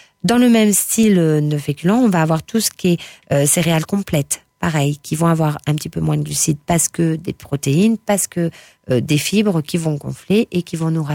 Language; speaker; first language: French; native; French